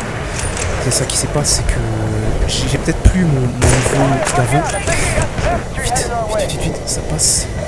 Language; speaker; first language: French; native; French